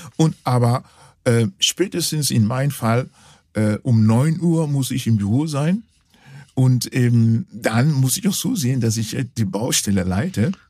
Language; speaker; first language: German; non-native, fluent; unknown